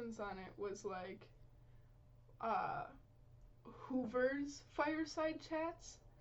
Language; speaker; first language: English; native; English